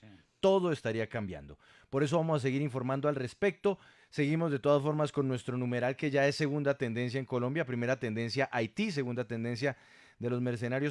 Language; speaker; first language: Spanish; native; Spanish